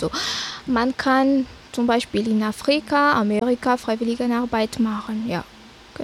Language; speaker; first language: German; non-native, fluent; Malagasy